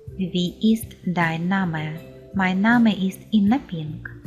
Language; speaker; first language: German; non-native, fluent; Ukrainian